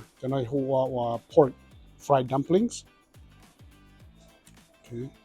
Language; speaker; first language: English; early bilingual, heritage; Hmong